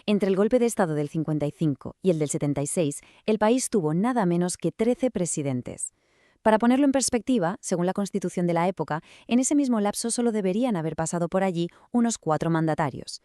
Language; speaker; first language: Spanish; native; Spanish